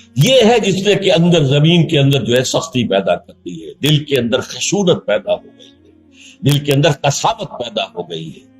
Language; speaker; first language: Urdu; native; Urdu